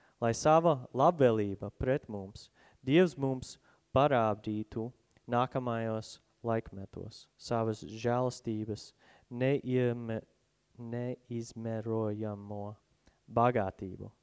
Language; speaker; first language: Latvian; non-native, fluent; English